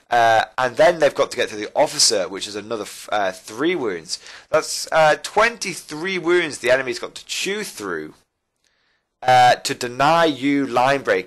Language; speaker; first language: English; native; English